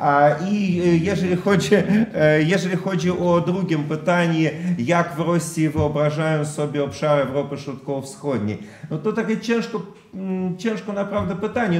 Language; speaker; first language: Polish; non-native, fluent; Russian